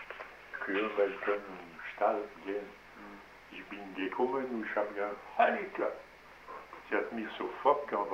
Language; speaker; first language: German; non-native, learner; French